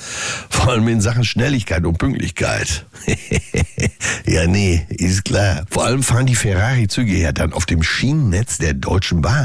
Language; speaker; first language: German; native; German